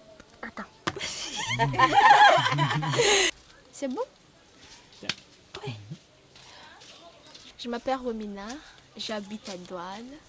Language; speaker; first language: French; non-native, learner; Malagasy